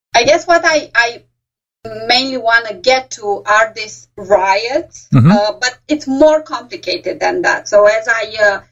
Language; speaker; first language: English; non-native, fluent; Romanian